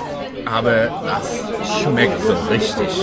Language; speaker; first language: German; non-native, fluent; Polish